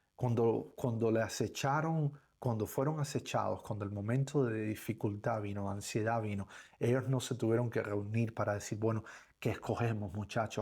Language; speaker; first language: Spanish; native; Spanish